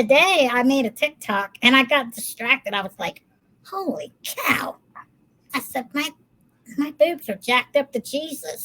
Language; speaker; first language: English; native; English